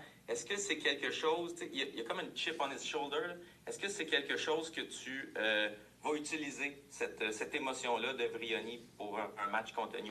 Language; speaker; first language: French; native; French